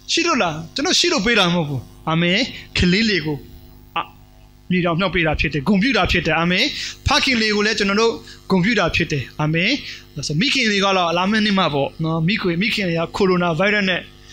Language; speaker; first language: Burmese; non-native, local second language; S'gaw Karen